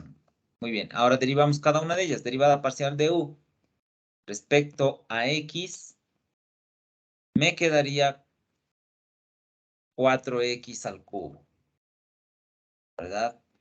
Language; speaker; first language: Spanish; native; Spanish